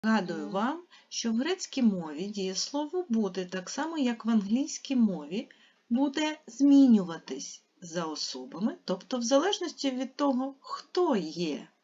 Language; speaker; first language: Ukrainian; native; Ukrainian